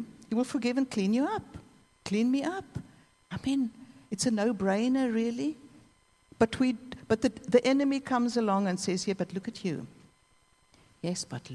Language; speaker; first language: English; native; English